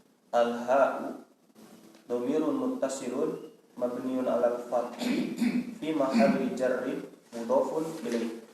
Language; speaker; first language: Arabic; non-native, learner; Indonesian